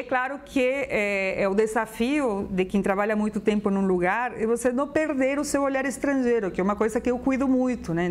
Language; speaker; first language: Portuguese; non-native, fluent; Spanish